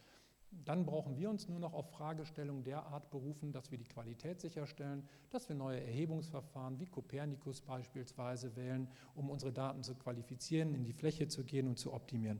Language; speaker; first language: German; native; German